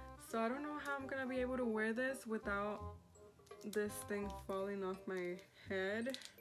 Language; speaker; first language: English; early bilingual, other home language; Spanish